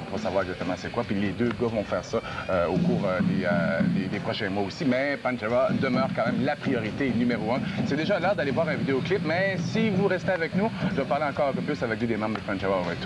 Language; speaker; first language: French; native; French